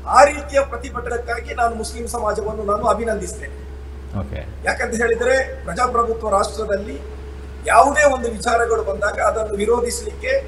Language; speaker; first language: Kannada; non-native, local second language; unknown